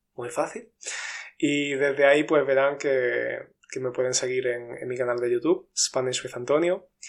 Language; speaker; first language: Spanish; native; Spanish